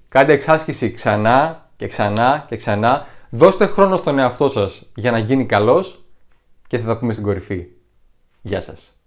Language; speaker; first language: Greek; native; Greek